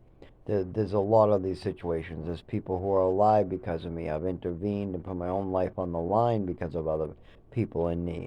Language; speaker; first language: English; native; English